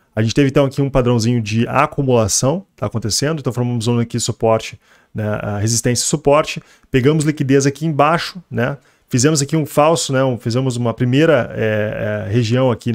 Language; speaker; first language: Portuguese; native; Portuguese